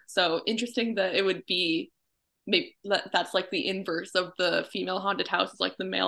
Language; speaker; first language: English; native; English